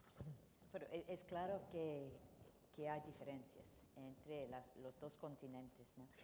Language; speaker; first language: Spanish; non-native, fluent; English